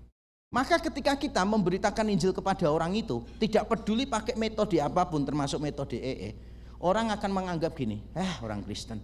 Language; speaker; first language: Indonesian; native; Indonesian